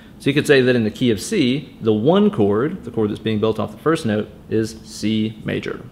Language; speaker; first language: English; native; English